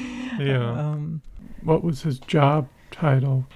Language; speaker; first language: English; native; English